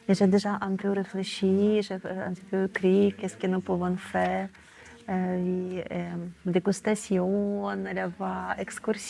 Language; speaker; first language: French; non-native, learner; Ukrainian